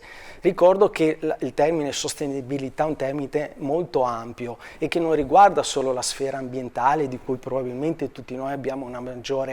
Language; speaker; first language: Italian; native; Italian